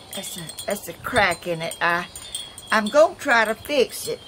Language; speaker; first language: English; native; English